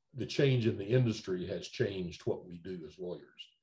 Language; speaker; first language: English; native; English